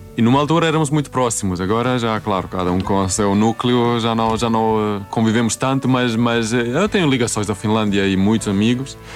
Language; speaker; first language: Portuguese; non-native, fluent; Swedish